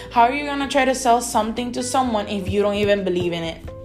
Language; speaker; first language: English; early bilingual, other home language; Spanish